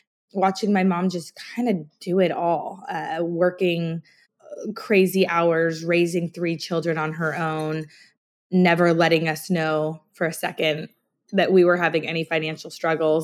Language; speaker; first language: English; native; English